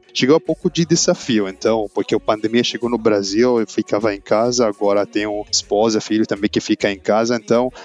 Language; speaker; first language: Portuguese; non-native, learner; Arabic